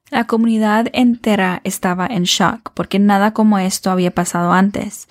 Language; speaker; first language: Spanish; early bilingual, heritage; Spanish